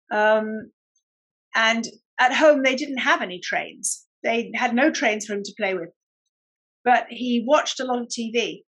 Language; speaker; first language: English; native; English